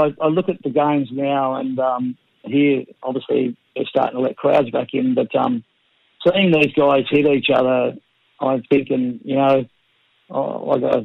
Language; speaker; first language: English; native; English